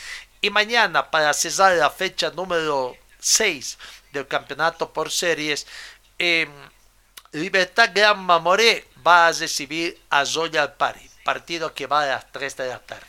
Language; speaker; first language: Spanish; native; Spanish